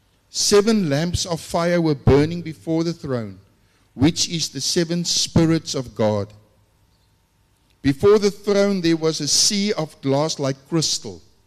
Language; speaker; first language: English; non-native, local second language; Afrikaans